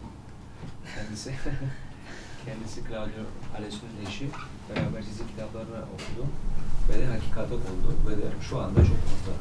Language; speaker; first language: Turkish; native; Turkish